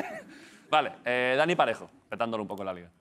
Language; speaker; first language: Spanish; native; Spanish